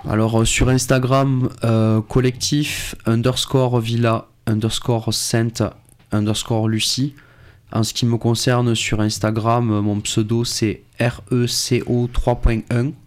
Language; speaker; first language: French; native; French